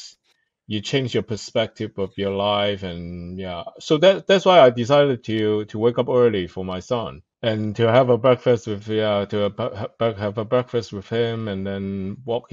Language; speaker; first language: English; non-native, local second language; Cantonese